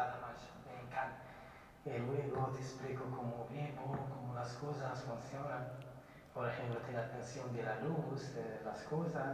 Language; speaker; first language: Spanish; non-native, learner; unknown